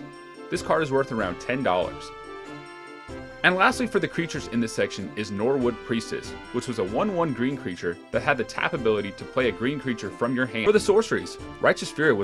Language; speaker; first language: English; native; English